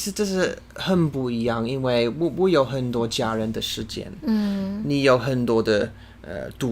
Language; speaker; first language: Chinese; non-native, learner; English